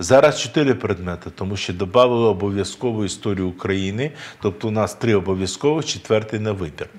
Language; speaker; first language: Ukrainian; native; Ukrainian